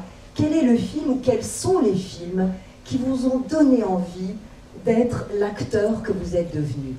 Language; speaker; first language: French; native; French